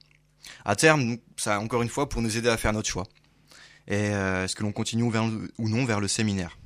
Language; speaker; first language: French; native; French